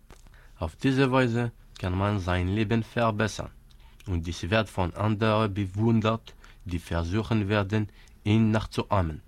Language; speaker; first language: German; non-native, fluent; Kabyle